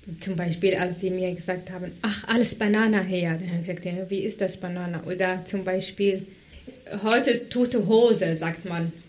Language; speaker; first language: German; non-native, fluent; Arabic